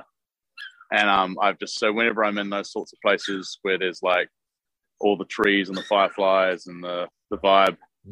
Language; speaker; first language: English; native; English